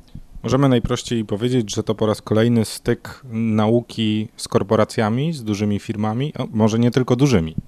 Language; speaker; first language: Polish; native; Polish